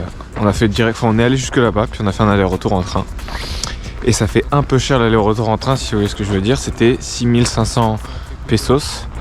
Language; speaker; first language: French; native; French